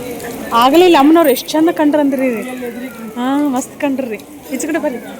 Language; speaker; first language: Kannada; native; Kannada